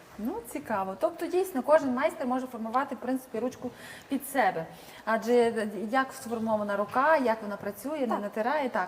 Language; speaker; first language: Ukrainian; native; Ukrainian